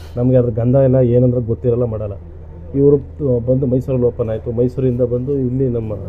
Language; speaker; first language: Kannada; native; Kannada